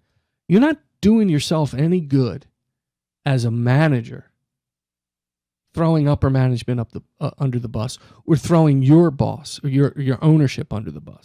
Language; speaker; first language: English; native; English